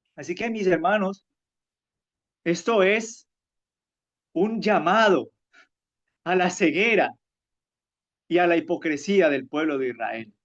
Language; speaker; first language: Spanish; native; Spanish